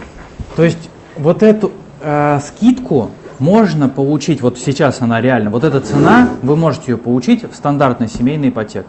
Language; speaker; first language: Russian; native; Russian